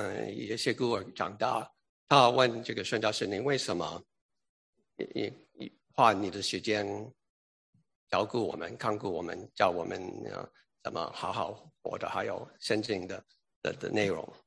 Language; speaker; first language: Chinese; early bilingual, heritage; English